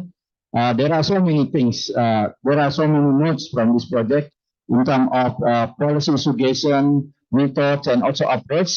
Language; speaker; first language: English; non-native, fluent; Indonesian